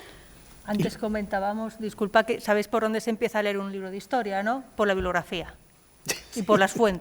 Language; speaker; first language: Spanish; native; Spanish